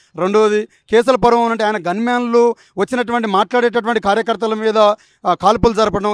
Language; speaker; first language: Telugu; native; Telugu